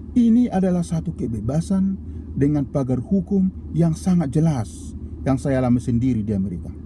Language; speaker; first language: Indonesian; native; Indonesian